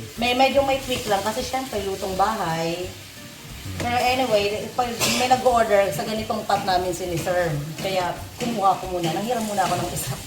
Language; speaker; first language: Filipino; non-native, local second language; Bikol